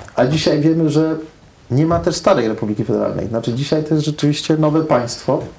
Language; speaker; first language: Polish; early bilingual, heritage; Polish